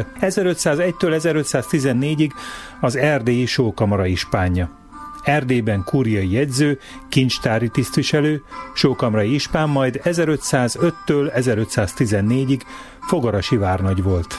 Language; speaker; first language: Hungarian; native; Hungarian